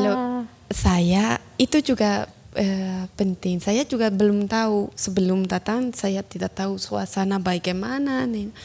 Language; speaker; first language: Indonesian; non-native, learner; Spanish